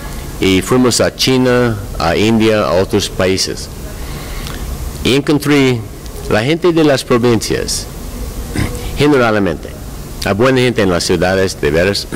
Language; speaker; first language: Spanish; non-native, learner; English